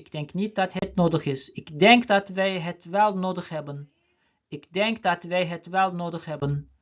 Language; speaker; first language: Dutch; non-native, learner; Turkish